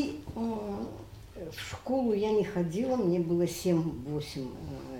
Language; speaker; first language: Russian; native; Russian